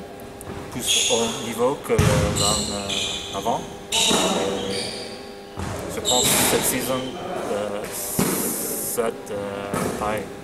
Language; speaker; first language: French; non-native, fluent; English